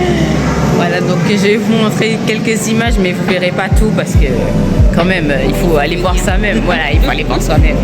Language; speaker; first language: French; native; French